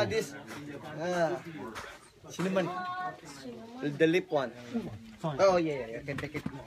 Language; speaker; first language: English; non-native, learner; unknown